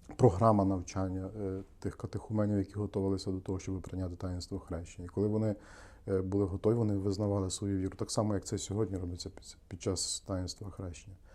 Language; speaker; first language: Ukrainian; native; Ukrainian